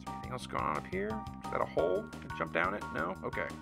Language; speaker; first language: English; native; English